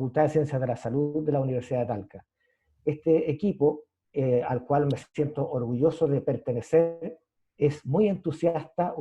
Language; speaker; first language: Spanish; native; Spanish